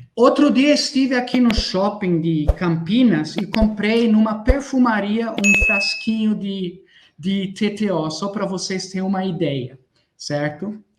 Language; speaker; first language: Portuguese; non-native, fluent; German